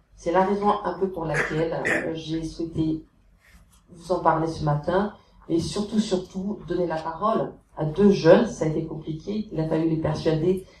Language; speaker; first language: French; native; French